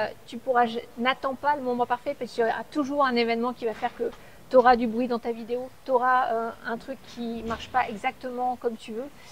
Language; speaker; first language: French; native; French